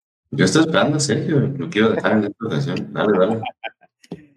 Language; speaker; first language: Spanish; native; Spanish